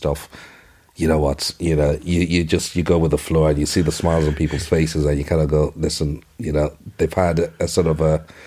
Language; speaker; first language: English; non-native, local second language; Igbo